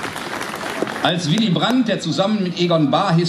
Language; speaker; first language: German; native; German